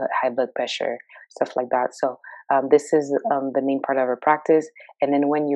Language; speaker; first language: English; native; English